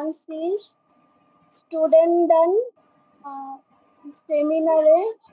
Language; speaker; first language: German; non-native, learner; Bangla